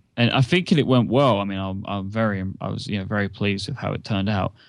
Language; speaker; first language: English; native; English